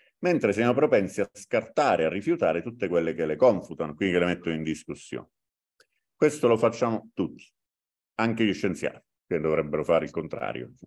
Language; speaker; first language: Italian; native; Italian